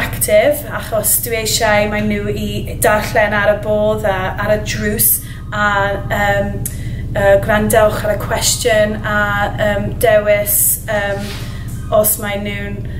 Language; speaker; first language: Welsh; non-native, learner; English